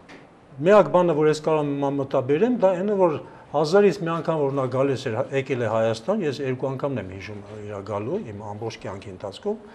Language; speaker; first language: Armenian; native; Armenian